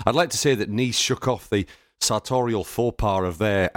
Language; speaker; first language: English; native; English